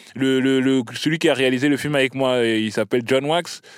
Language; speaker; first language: French; native; French